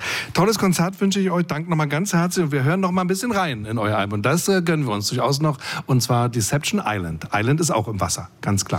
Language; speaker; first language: German; native; German